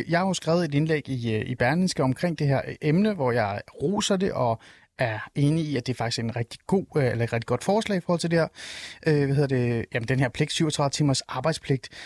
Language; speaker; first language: Danish; early bilingual, other home language; Somali